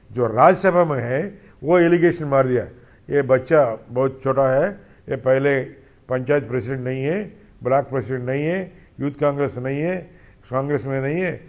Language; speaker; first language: Hindi; non-native, local second language; Telugu